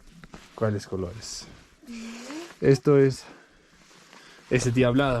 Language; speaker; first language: Spanish; non-native, learner; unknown